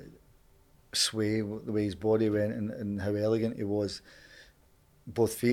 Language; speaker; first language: English; native; English